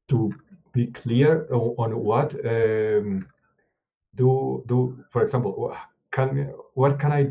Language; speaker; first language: English; non-native, learner; Spanish